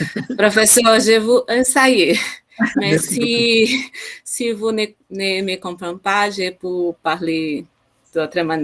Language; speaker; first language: French; non-native, learner; Portuguese